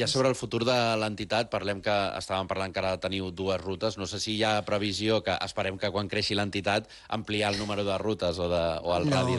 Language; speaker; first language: Catalan; native; Catalan